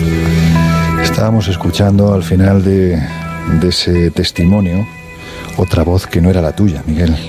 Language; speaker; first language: Spanish; native; Spanish